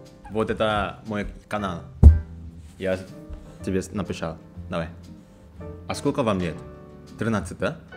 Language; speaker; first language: Russian; non-native, learner; Indonesian